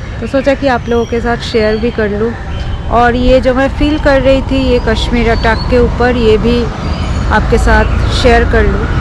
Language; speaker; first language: Hindi; non-native, local second language; Bangla